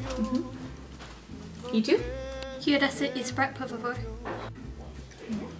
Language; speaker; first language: Spanish; non-native, learner; English